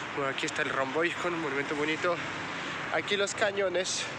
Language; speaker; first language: Spanish; non-native, fluent; French